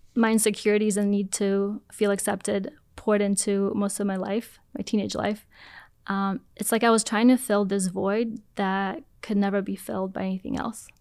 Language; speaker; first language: English; early bilingual, other home language; Polish